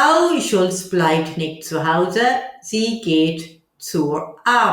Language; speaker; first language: German; non-native, fluent; English